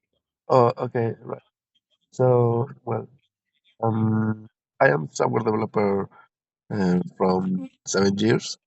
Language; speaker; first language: English; non-native, learner; Spanish